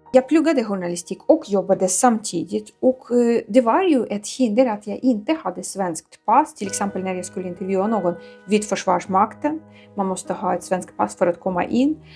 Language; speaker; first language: Swedish; non-native, fluent; Ukrainian